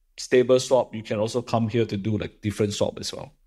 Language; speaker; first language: English; non-native, local second language; Chinese